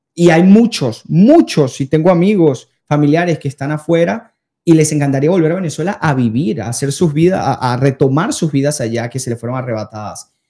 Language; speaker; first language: Spanish; native; Spanish